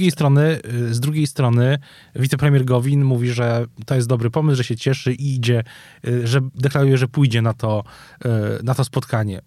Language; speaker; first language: Polish; native; Polish